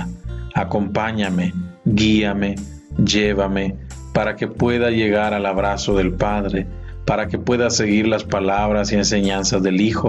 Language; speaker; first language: Spanish; native; Spanish